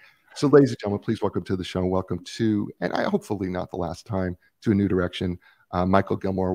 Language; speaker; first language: English; native; English